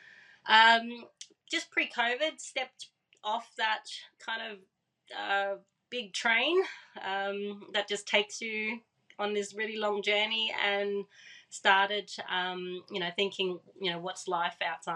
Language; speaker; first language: English; early bilingual, other home language; Thai